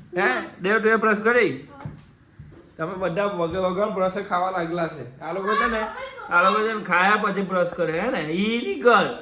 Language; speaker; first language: Gujarati; native; Gujarati